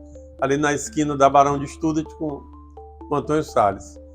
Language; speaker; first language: Portuguese; native; Portuguese